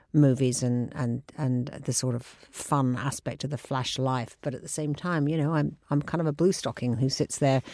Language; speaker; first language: English; native; English